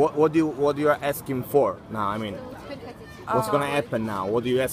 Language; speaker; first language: English; non-native, fluent; Italian